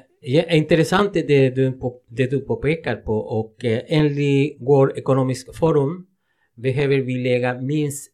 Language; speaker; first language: Swedish; non-native, fluent; Spanish